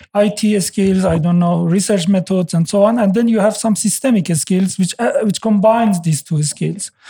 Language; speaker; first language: English; non-native, fluent; Persian